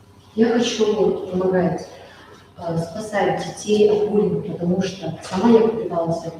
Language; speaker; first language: Russian; non-native, local second language; Kazakh